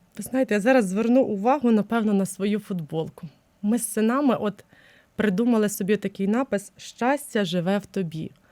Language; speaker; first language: Ukrainian; native; Ukrainian